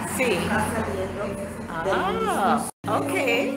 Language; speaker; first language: Spanish; non-native, learner; English